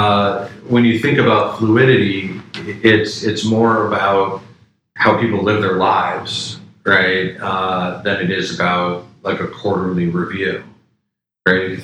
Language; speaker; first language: English; native; English